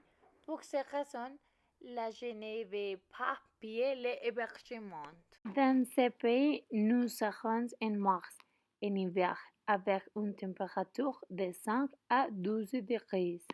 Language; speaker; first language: French; non-native, learner; Spanish